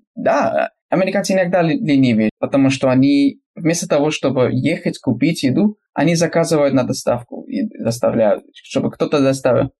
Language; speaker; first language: Russian; non-native, fluent; Spanish